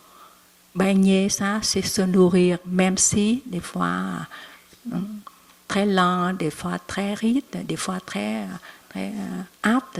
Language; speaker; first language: French; non-native, learner; Vietnamese